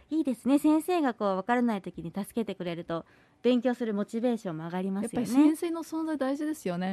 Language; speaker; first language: Japanese; native; Japanese